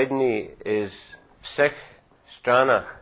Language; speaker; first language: Russian; non-native, fluent; English